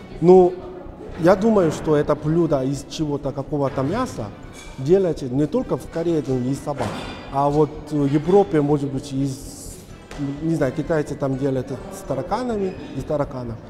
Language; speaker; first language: Russian; non-native, learner; Korean